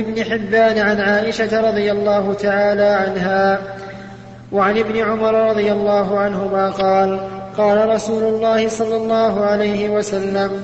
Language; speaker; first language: Arabic; native; Arabic